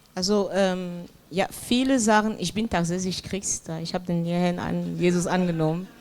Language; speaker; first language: German; non-native, fluent; French